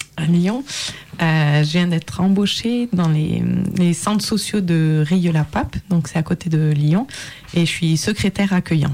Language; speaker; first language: French; native; French